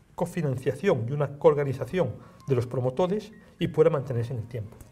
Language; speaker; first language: Spanish; native; Spanish